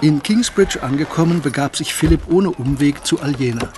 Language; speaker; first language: German; native; German